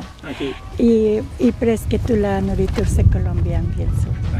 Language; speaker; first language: French; non-native, learner; Spanish